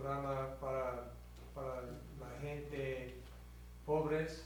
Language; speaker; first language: Spanish; non-native, learner; English